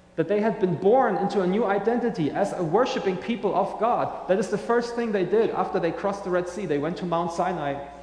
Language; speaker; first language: English; non-native, fluent; German